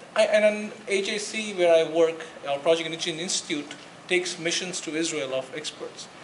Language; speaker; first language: English; non-native, local second language; Gujarati